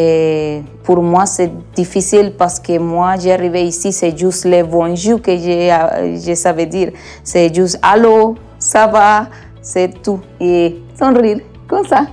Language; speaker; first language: French; non-native, learner; Spanish